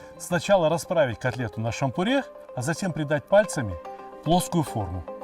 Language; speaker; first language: Russian; native; Russian